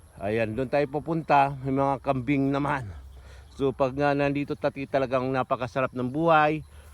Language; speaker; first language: Filipino; non-native, local second language; Cebuano